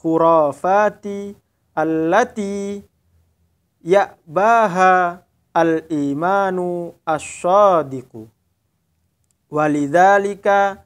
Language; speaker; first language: Arabic; non-native, fluent; Indonesian